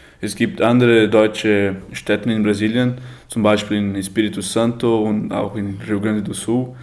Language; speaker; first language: German; early bilingual, heritage; German